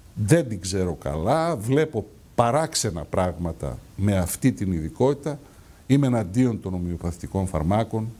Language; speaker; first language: Greek; native; Greek